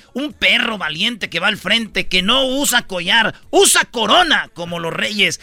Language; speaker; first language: Spanish; native; Spanish